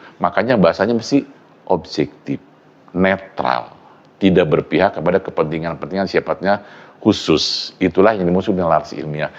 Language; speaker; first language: Indonesian; non-native, local second language; Sundanese